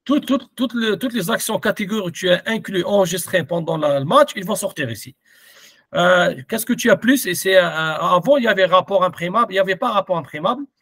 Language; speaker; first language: French; non-native, local second language; Arabic